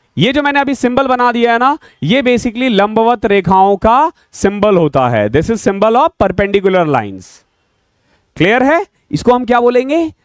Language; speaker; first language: Hindi; native; Hindi